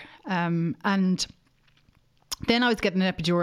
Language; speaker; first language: English; native; English